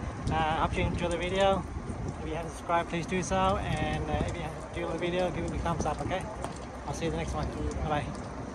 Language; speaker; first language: English; early bilingual, other home language; Vietnamese